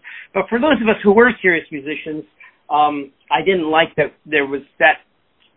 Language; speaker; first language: English; native; English